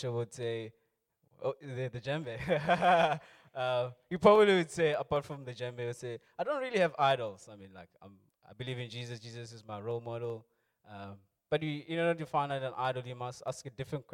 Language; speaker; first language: English; non-native, local second language; Tswana